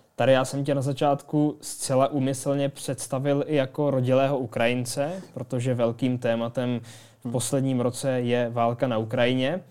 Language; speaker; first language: Czech; native; Czech